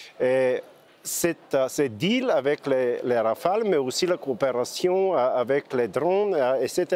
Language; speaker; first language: French; non-native, fluent; Bulgarian